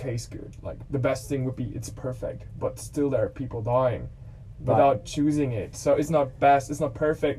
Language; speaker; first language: English; non-native, fluent; German